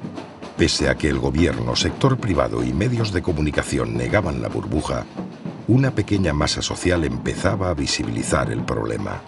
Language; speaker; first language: Spanish; native; Spanish